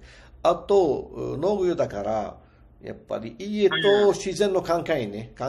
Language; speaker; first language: Japanese; non-native, fluent; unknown